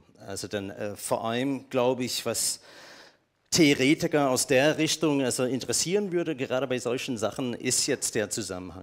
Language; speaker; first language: German; non-native, fluent; English